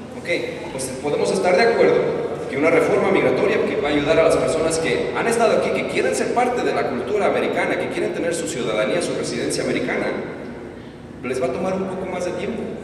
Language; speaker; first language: Spanish; native; Spanish